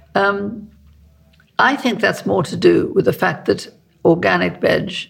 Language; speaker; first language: English; native; English